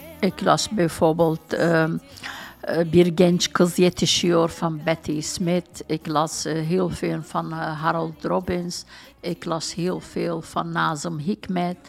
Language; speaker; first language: Dutch; non-native, fluent; Turkish